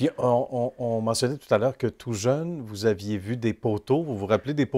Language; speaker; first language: French; native; French